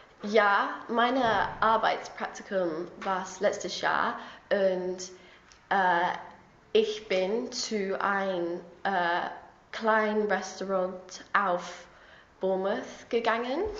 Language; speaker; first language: German; non-native, learner; English